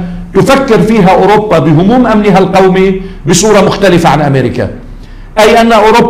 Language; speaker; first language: Arabic; native; Arabic